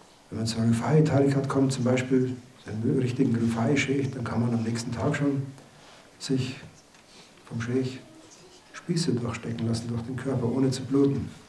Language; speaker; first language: German; native; German